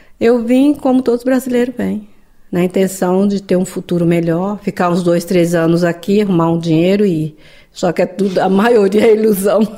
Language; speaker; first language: Portuguese; native; Portuguese